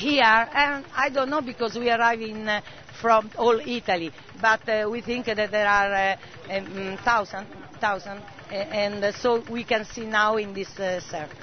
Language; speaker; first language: English; non-native, learner; Italian